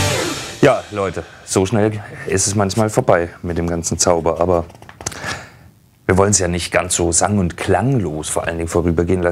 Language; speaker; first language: German; native; German